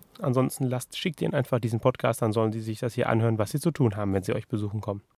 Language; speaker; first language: German; native; German